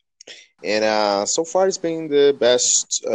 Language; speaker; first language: English; non-native, fluent; Portuguese